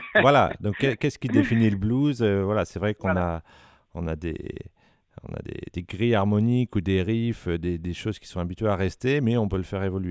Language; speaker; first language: French; native; French